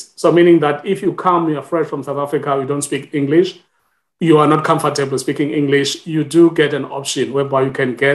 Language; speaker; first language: English; non-native, local second language; Xhosa